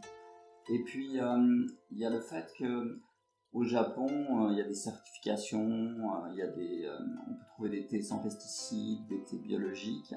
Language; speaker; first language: French; native; French